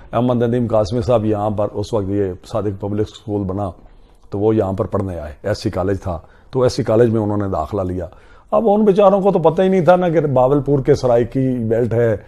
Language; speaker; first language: Urdu; non-native, local second language; Punjabi